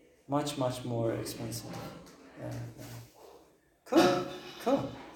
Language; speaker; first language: English; non-native, fluent; Turkish